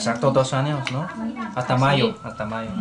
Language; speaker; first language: Spanish; non-native, learner; Chinese